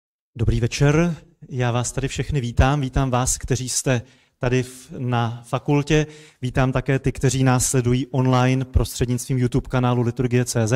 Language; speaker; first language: Czech; native; Czech